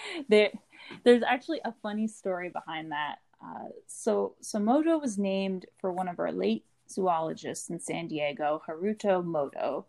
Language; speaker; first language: English; native; English